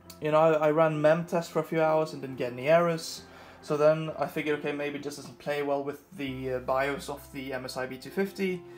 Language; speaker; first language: English; non-native, fluent; Swedish